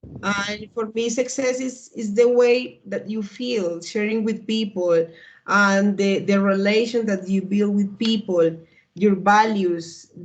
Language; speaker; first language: English; non-native, learner; Spanish